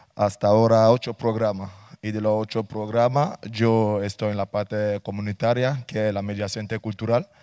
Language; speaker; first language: Spanish; non-native, fluent; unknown